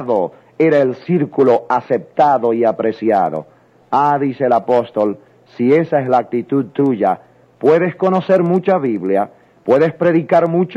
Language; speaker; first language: Spanish; native; Spanish